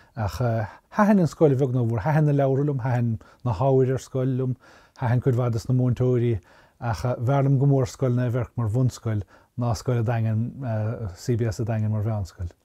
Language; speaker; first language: Irish; native; Irish